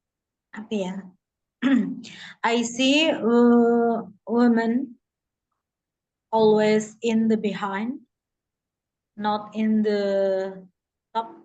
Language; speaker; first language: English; non-native, learner; Indonesian